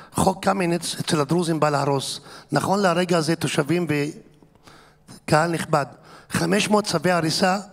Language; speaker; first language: Hebrew; non-native, local second language; Arabic